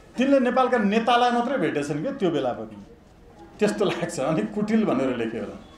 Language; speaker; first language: Nepali; native; Nepali